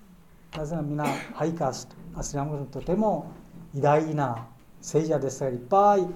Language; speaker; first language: Japanese; non-native, learner; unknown